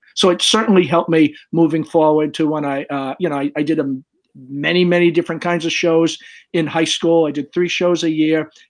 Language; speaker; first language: English; native; English